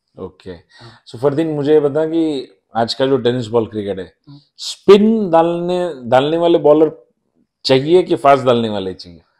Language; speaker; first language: Hindi; non-native, local second language; Marathi